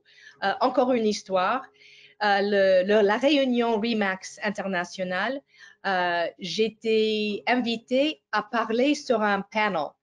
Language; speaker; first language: French; non-native, fluent; English